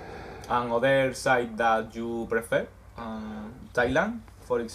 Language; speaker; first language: English; non-native, learner; Spanish